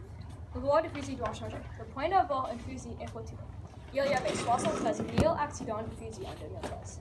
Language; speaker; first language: French; non-native, learner; English